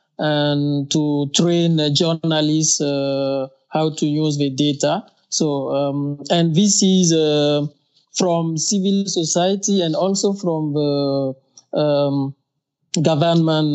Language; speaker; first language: English; non-native, fluent; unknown